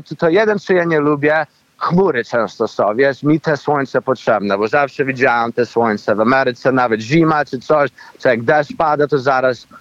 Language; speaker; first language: Polish; early bilingual, heritage; Polish